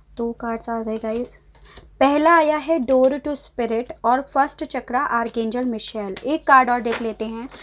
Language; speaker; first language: Hindi; native; Hindi